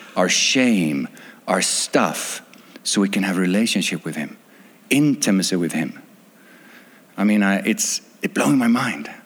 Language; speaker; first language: English; non-native, fluent; Swedish